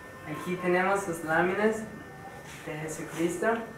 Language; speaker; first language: Spanish; non-native, fluent; English